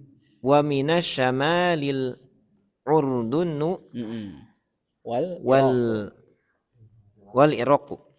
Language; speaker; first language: Arabic; non-native, learner; Indonesian